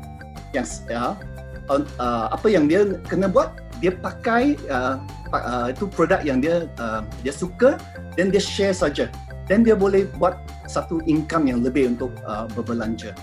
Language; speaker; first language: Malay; non-native, local second language; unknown